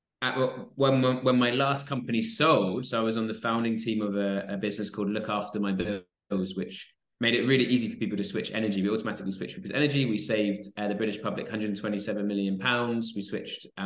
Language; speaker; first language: English; native; English